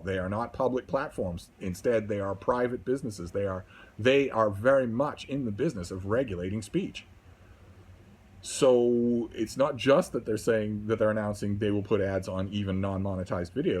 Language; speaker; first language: English; native; English